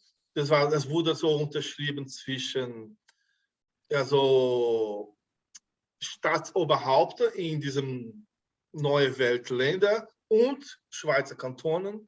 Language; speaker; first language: German; non-native, fluent; Portuguese